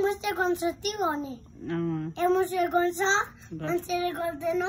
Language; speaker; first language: Nepali; early bilingual, heritage; Nepali